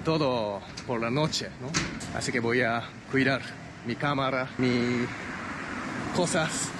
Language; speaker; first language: Spanish; non-native, fluent; Japanese